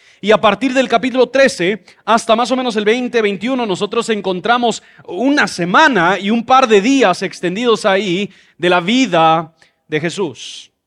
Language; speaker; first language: Spanish; non-native, fluent; English